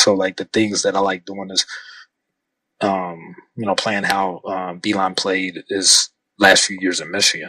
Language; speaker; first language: English; native; English